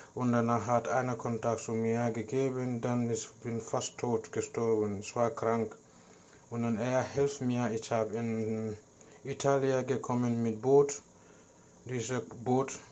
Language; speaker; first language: German; non-native, learner; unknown